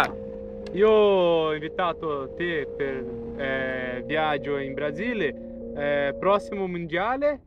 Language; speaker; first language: Italian; non-native, learner; Portuguese